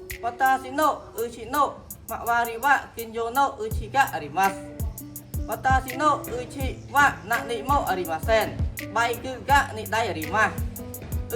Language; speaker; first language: Japanese; non-native, learner; Khmer